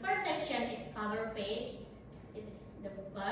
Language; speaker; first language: English; non-native, learner; Indonesian